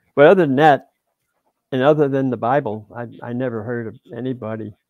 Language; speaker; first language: English; native; English